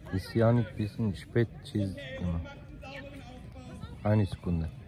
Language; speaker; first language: German; non-native, learner; Turkish